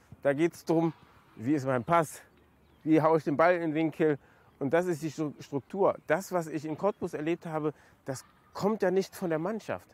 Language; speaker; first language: German; native; German